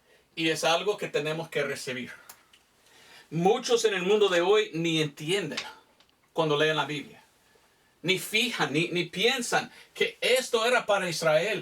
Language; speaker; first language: Spanish; non-native, fluent; English